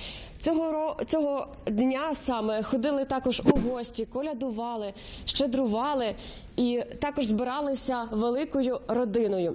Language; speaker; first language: Ukrainian; native; Ukrainian